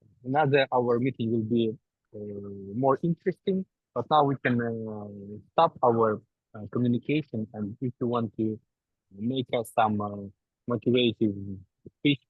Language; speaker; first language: English; non-native, learner; Ukrainian